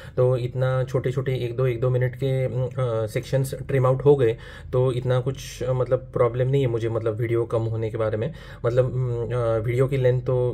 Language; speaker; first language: Hindi; non-native, local second language; Marathi